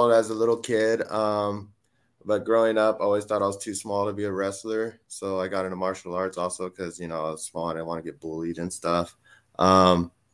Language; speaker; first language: English; native; English